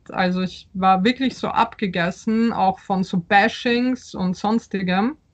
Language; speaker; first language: German; early bilingual, other home language; Polish